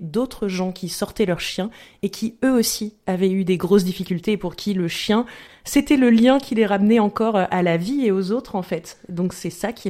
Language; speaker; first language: French; native; French